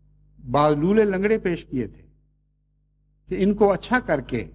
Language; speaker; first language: Urdu; native; Urdu